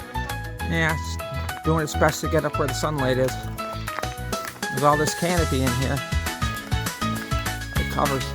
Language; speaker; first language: English; native; English